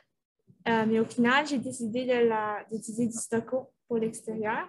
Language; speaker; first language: French; native; French